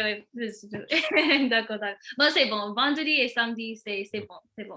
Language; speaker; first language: French; non-native, learner; English